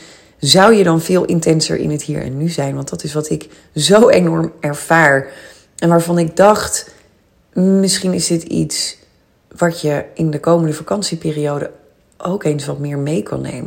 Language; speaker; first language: Dutch; native; Dutch